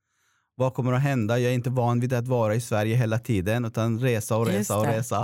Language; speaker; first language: Swedish; non-native, fluent; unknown